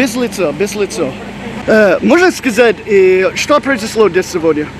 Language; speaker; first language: Russian; non-native, learner; English